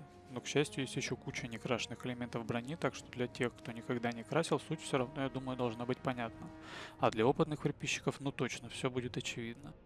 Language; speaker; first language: Russian; native; Russian